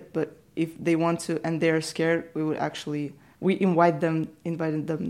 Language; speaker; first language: English; non-native, fluent; Ukrainian